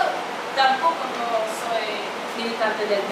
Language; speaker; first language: Spanish; non-native, fluent; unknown